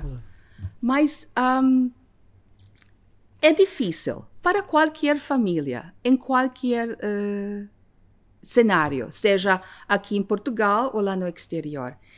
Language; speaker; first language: Portuguese; non-native, fluent; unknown